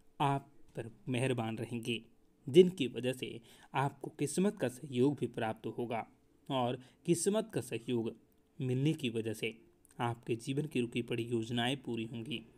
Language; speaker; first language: Hindi; native; Hindi